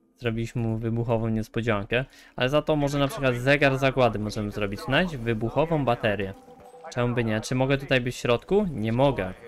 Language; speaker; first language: Polish; native; Polish